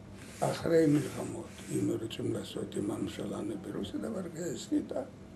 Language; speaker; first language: Hebrew; non-native, learner; Lithuanian